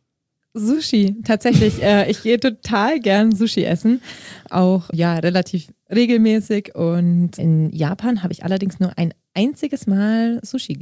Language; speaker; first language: German; native; German